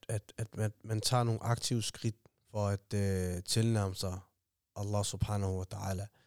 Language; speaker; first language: Danish; early bilingual, other home language; Somali